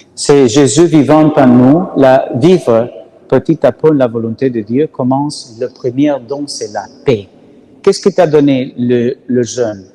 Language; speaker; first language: French; non-native, learner; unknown